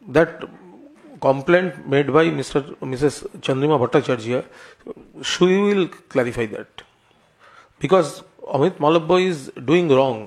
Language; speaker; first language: English; non-native, local second language; Bangla